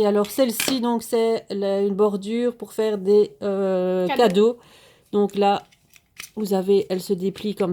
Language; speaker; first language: French; native; French